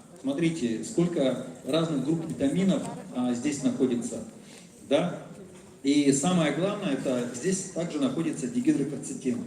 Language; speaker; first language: Russian; native; Russian